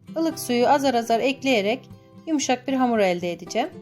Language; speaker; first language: Turkish; native; Turkish